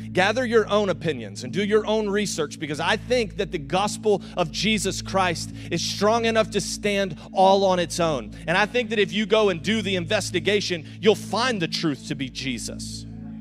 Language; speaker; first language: English; native; English